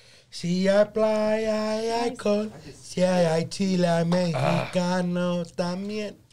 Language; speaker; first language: Spanish; early bilingual, heritage; Spanish